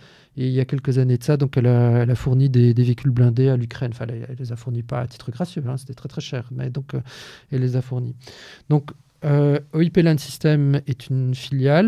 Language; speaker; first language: French; native; French